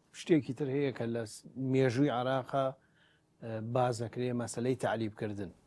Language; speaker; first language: Central Kurdish; native; Central Kurdish